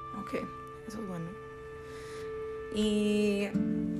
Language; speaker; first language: Spanish; early bilingual, heritage; Spanish